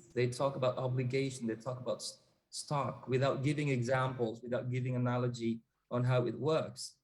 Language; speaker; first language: English; non-native, fluent; Indonesian